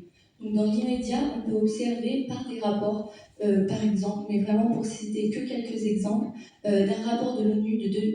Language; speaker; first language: French; native; French